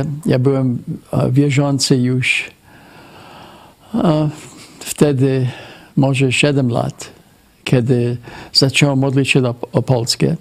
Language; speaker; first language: Polish; early bilingual, heritage; Polish